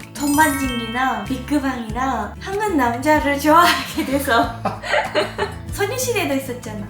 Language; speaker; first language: Korean; non-native, fluent; Japanese